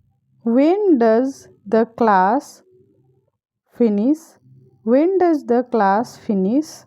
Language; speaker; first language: English; non-native, fluent; Hindi